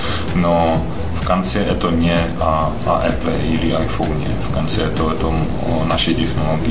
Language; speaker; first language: Russian; non-native, fluent; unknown